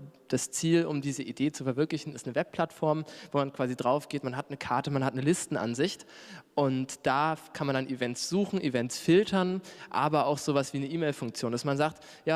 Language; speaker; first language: German; native; German